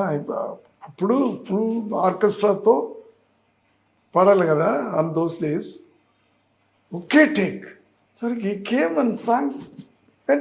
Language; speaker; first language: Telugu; non-native, learner; Tamil